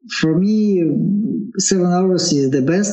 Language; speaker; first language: English; non-native, learner; Russian